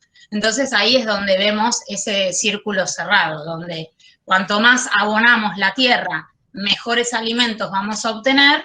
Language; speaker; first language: Spanish; native; Spanish